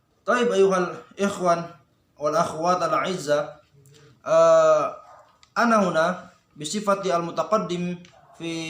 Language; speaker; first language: Arabic; non-native, learner; Indonesian